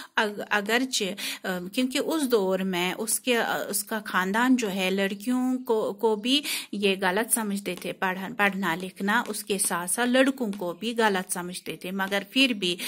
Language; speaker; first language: Urdu; non-native, local second language; Kashmiri